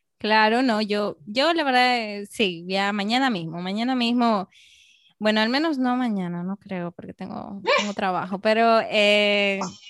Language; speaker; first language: Spanish; native; Spanish